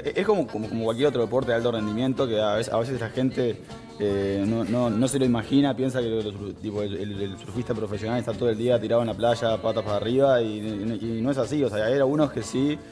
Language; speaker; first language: Spanish; native; Spanish